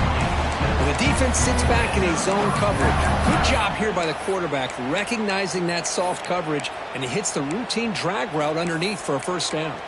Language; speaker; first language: English; native; English